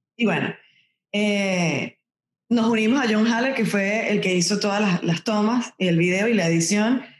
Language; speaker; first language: Spanish; native; Spanish